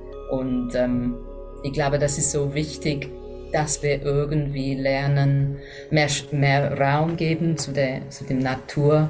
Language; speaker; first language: German; non-native, fluent; English